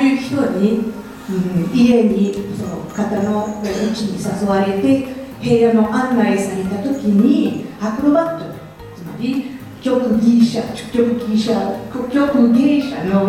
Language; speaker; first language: Japanese; non-native, fluent; French